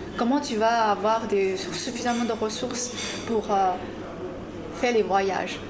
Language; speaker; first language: French; non-native, fluent; Chinese